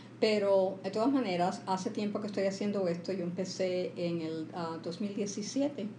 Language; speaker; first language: Spanish; early bilingual, heritage; Spanish